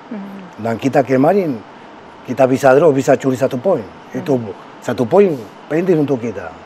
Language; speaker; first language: Indonesian; non-native, fluent; Spanish